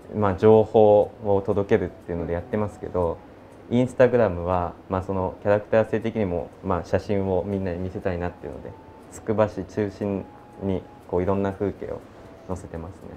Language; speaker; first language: Japanese; native; Japanese